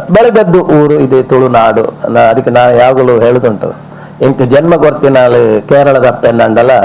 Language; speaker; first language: Kannada; non-native, local second language; Malayalam